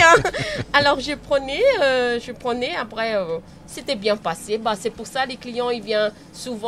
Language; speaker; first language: French; non-native, learner; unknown